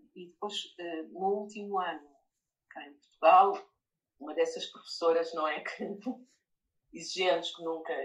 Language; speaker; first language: Portuguese; native; Portuguese